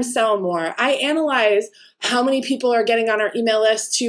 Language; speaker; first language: English; native; English